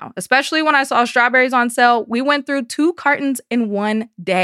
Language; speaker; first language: English; native; English